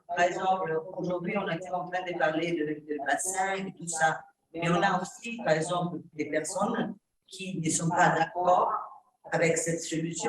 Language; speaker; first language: French; non-native, fluent; Italian